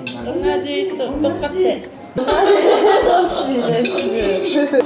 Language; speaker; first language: Japanese; non-native, learner; Korean